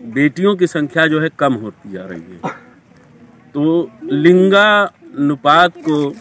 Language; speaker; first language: Hindi; native; Hindi